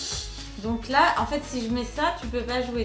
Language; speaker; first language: French; native; French